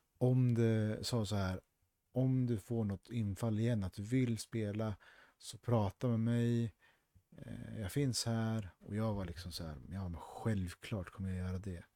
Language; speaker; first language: Swedish; early bilingual, other home language; Spanish